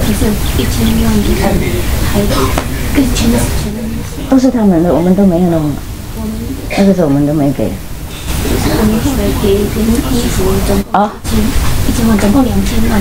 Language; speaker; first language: Chinese; non-native, fluent; Vietnamese